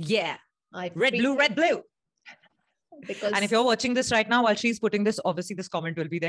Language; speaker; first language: English; non-native, local second language; Hindi